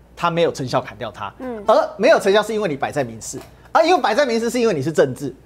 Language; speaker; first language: Chinese; native; Chinese